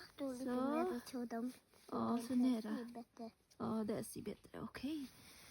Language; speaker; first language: Swedish; non-native, learner; Thai